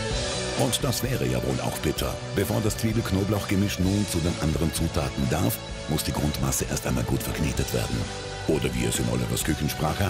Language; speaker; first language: German; native; German